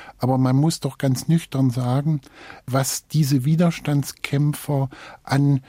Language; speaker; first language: German; native; German